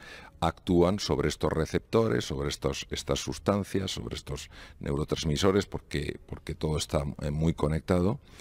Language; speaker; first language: Spanish; native; Spanish